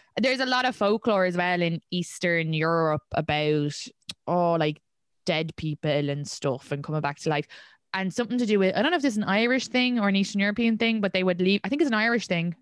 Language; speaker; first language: English; native; English